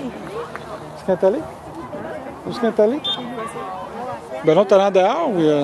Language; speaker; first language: French; native; French